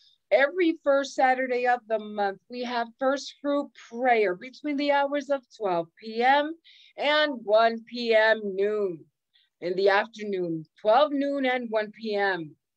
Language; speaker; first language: English; native; English